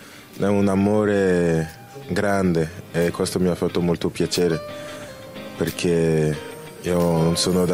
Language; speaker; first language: Italian; non-native, fluent; French